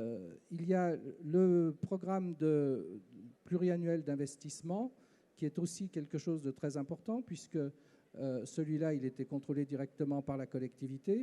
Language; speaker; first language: French; native; French